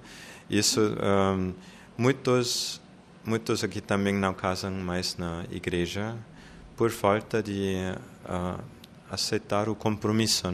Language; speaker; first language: Portuguese; non-native, fluent; German